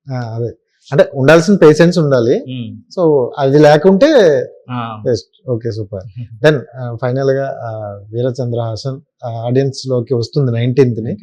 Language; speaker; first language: Telugu; native; Telugu